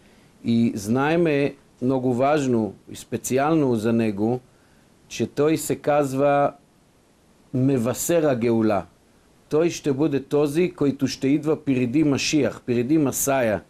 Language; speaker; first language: Bulgarian; non-native, fluent; Hebrew